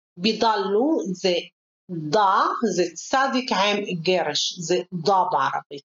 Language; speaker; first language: Hebrew; non-native, local second language; Arabic